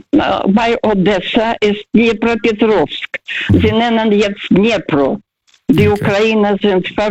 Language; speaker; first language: German; non-native, fluent; Russian